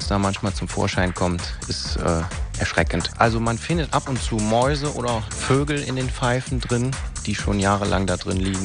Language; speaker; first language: German; native; German